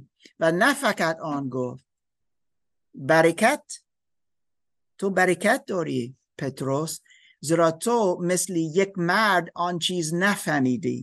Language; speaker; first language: Persian; non-native, fluent; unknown